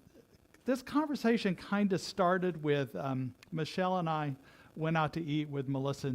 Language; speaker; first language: English; native; English